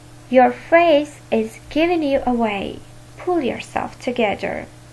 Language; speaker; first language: English; non-native, fluent; Armenian